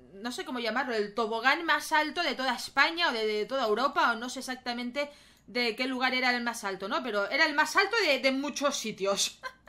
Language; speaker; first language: Spanish; native; Spanish